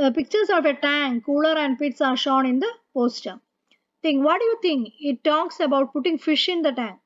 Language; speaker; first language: English; non-native, local second language; Malayalam